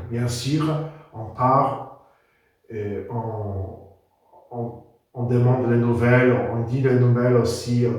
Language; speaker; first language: French; non-native, fluent; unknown